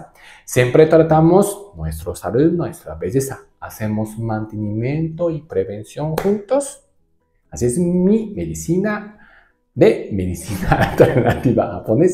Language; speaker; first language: Spanish; non-native, learner; Japanese